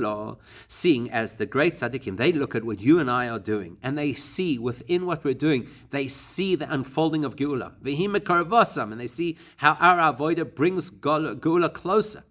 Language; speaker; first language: English; native; English